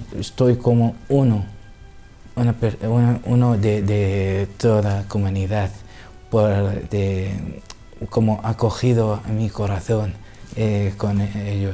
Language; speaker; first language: Spanish; non-native, learner; Assyrian Neo-Aramaic